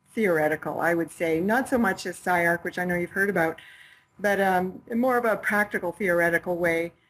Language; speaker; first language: English; native; English